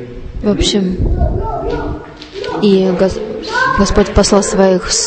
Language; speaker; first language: Russian; non-native, learner; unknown